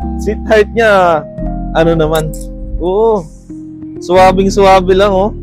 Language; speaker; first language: Filipino; native; Filipino